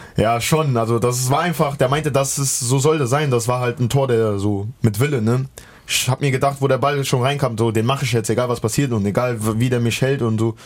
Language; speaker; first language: German; native; German